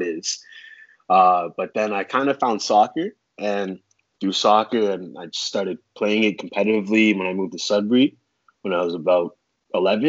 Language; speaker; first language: English; native; English